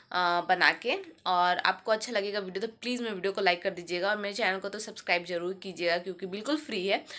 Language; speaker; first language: Hindi; native; Hindi